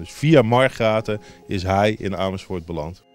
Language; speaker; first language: Dutch; native; Dutch